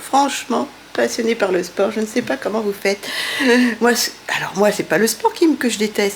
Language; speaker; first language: French; native; French